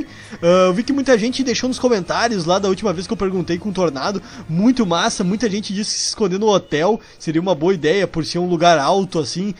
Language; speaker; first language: Portuguese; native; Portuguese